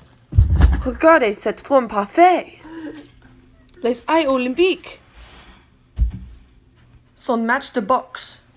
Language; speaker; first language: French; non-native, learner; English